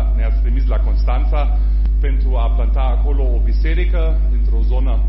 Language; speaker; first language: Romanian; non-native, fluent; German